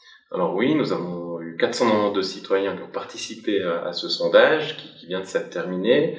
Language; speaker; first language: French; native; French